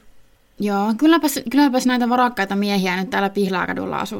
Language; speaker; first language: Finnish; native; Finnish